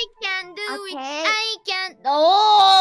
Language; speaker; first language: English; non-native, learner; Japanese